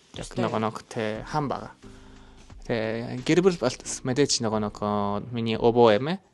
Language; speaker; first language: Mongolian; non-native, learner; Japanese